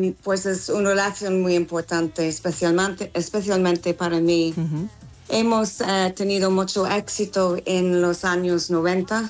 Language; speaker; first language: Spanish; non-native, fluent; English